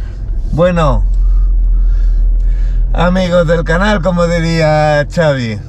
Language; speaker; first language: Spanish; native; Spanish